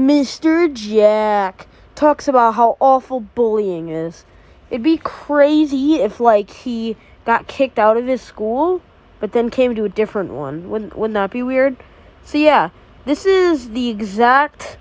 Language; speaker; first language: English; native; English